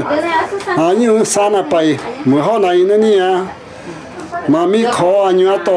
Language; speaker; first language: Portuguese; non-native, local second language; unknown